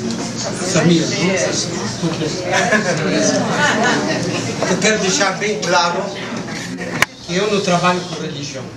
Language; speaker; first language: Portuguese; non-native, fluent; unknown